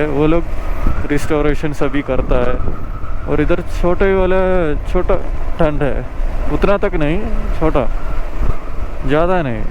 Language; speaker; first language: Hindi; non-native, local second language; Malayalam